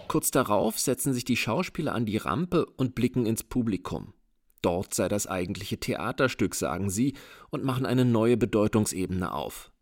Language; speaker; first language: German; native; German